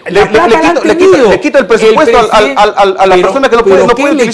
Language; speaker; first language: Spanish; native; Spanish